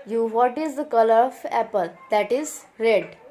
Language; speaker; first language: English; non-native, local second language; Hindi